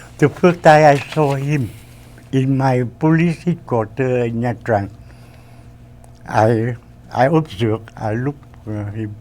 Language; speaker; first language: English; non-native, learner; Vietnamese